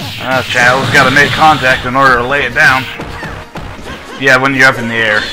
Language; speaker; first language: English; native; English